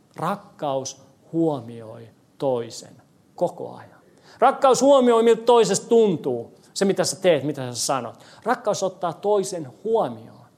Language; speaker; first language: Finnish; non-native, fluent; English